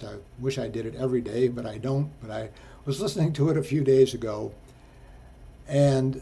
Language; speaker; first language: English; native; English